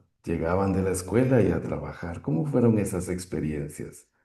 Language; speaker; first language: Spanish; native; Spanish